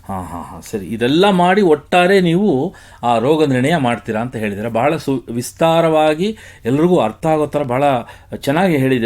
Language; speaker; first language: Kannada; native; Kannada